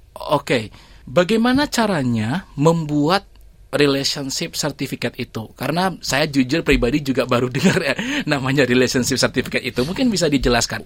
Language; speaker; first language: Indonesian; native; Indonesian